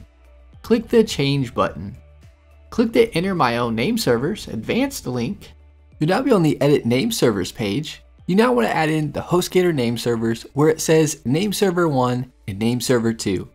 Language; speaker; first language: English; native; English